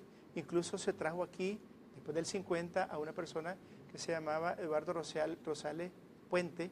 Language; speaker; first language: Spanish; native; Spanish